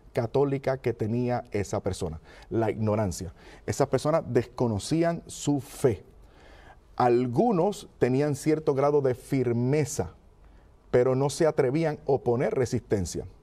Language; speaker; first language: Spanish; native; Spanish